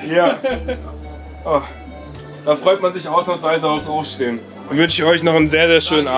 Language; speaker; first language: German; native; German